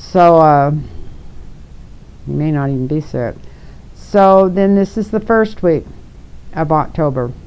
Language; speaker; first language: English; native; English